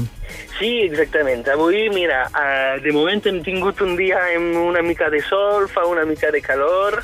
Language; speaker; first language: Catalan; non-native, fluent; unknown